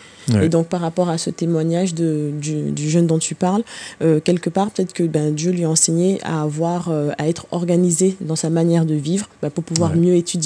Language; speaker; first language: French; native; French